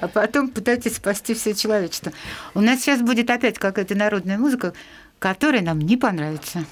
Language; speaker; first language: Russian; native; Russian